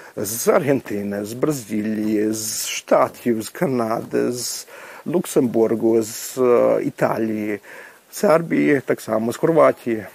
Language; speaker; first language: Ukrainian; early bilingual, heritage; Ukrainian